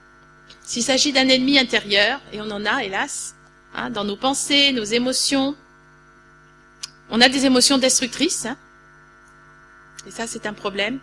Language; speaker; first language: French; native; French